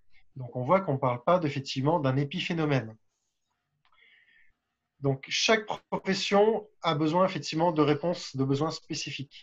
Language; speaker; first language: French; native; French